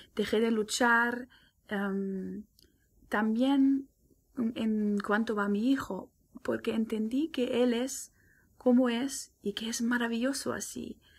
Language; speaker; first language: Spanish; non-native, fluent; German